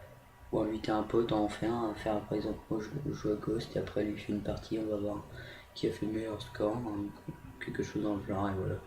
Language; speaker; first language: French; native; French